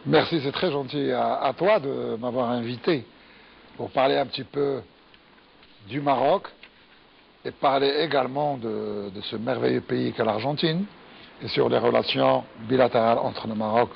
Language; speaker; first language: French; non-native, local second language; Arabic